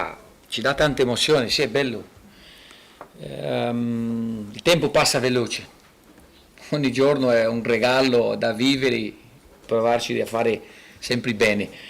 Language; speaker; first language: Italian; non-native, fluent; Portuguese